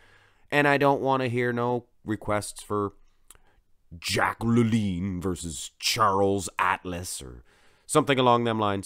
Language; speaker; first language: English; native; English